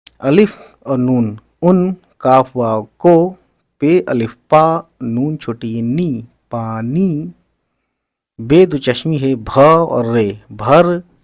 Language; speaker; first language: Hindi; native; Hindi